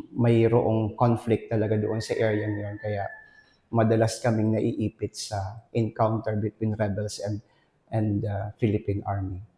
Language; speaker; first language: Filipino; non-native, local second language; Bikol